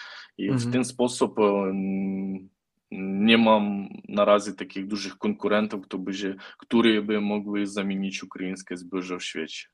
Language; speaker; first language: Polish; non-native, learner; Ukrainian